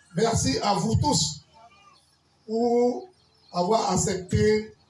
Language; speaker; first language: French; non-native, local second language; Yoruba